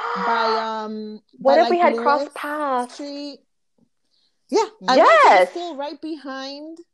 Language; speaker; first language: English; early bilingual, other home language; Spanish